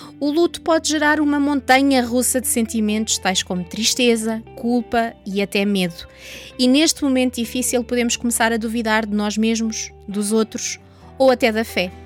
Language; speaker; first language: Portuguese; native; Portuguese